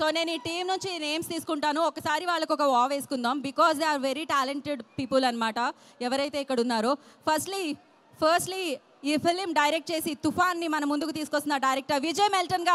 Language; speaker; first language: Telugu; native; Telugu